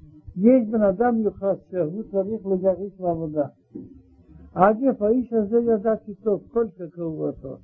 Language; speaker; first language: Hebrew; non-native, learner; Russian